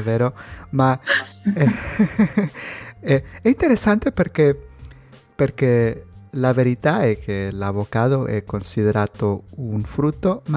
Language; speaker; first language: Italian; non-native, learner; Spanish